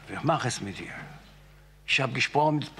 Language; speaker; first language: German; non-native, fluent; Yiddish